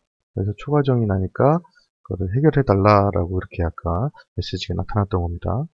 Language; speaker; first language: Korean; native; Korean